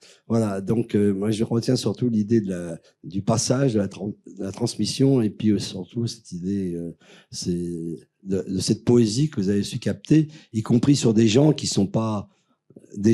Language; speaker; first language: French; native; French